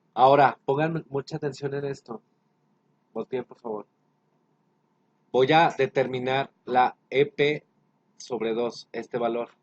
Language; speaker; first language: Spanish; native; Spanish